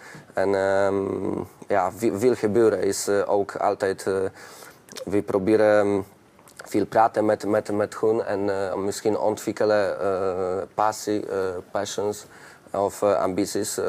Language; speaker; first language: Dutch; non-native, learner; Polish